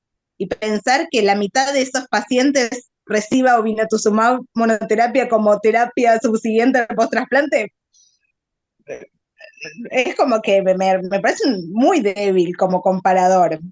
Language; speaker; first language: Spanish; native; Spanish